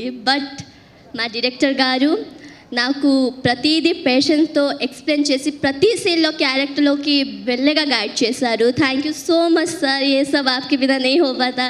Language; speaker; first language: Telugu; early bilingual, heritage; Telugu